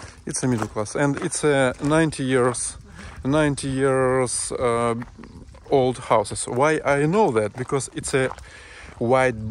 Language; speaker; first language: English; non-native, learner; Russian